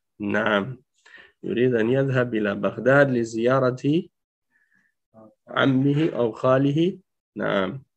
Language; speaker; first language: Arabic; non-native, fluent; French